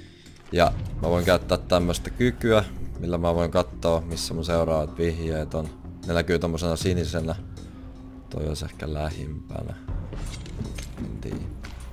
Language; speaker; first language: Finnish; native; Finnish